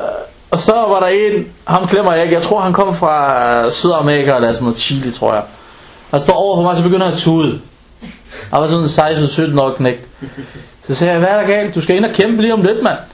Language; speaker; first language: Danish; non-native, local second language; Arabic